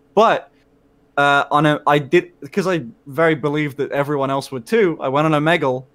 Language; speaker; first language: English; native; English